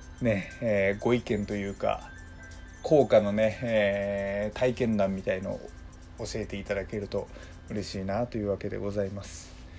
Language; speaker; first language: Japanese; native; Japanese